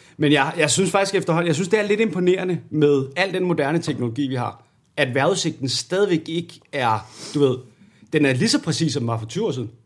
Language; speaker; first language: Danish; native; Danish